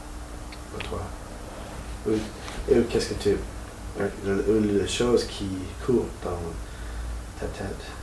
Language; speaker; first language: French; non-native, learner; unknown